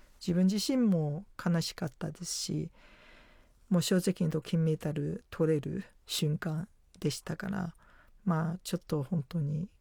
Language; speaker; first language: Japanese; non-native, fluent; Chinese